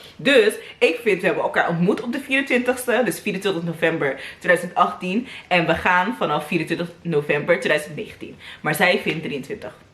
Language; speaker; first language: Dutch; native; Dutch